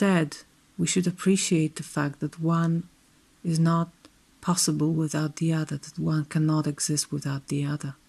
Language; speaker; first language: English; non-native, fluent; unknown